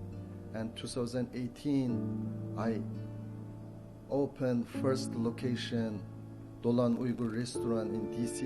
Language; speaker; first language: English; non-native, learner; Uyghur